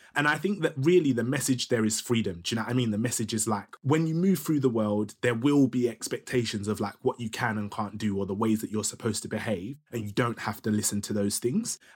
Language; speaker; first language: English; native; English